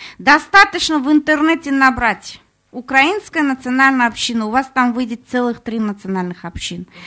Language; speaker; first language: Russian; non-native, fluent; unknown